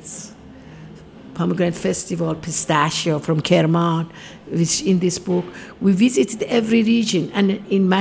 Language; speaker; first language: English; non-native, fluent; Persian